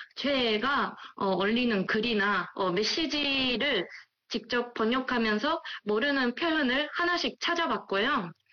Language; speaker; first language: Korean; non-native, fluent; Japanese